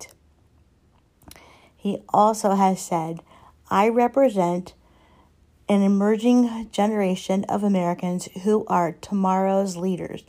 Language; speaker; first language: English; native; English